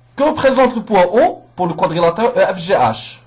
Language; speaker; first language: French; non-native, local second language; Arabic